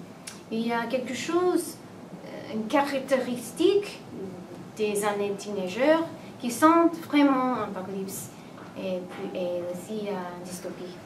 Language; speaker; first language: French; non-native, learner; English